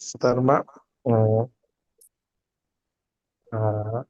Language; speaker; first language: English; non-native, learner; Sinhala